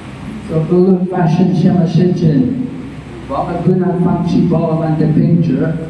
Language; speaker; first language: Chinese; non-native, fluent; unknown